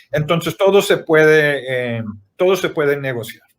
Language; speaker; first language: Spanish; early bilingual, heritage; Spanish